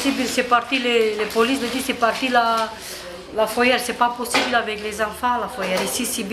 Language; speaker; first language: French; non-native, learner; Romanian